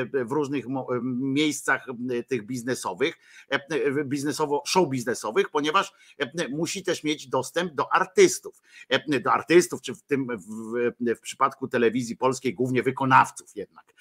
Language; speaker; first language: Polish; native; Polish